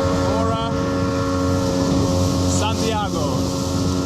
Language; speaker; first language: Spanish; non-native, learner; English